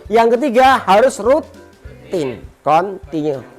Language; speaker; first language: Indonesian; non-native, local second language; Javanese